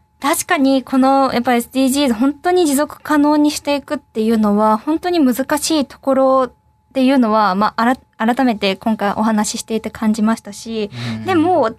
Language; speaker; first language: Japanese; native; Japanese